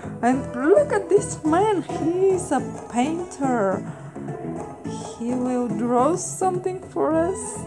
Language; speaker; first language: English; non-native, fluent; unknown